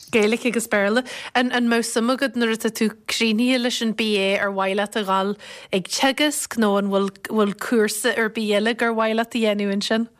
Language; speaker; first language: Irish; native; Irish